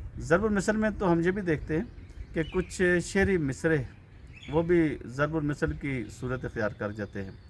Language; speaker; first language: Urdu; native; Urdu